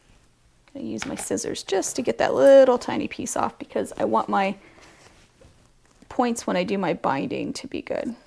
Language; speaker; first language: English; native; English